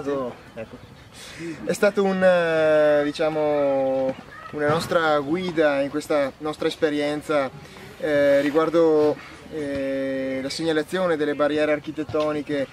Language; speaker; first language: Italian; native; Italian